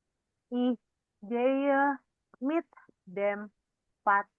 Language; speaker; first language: German; non-native, fluent; Indonesian